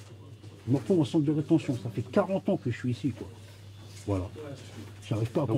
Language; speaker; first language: French; early bilingual, other home language; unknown